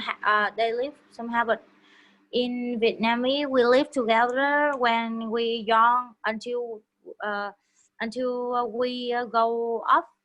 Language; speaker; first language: English; non-native, learner; Vietnamese